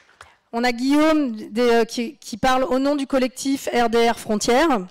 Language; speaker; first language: French; native; French